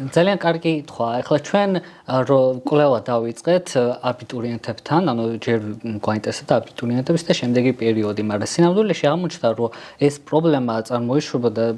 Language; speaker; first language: Georgian; non-native, local second language; Azerbaijani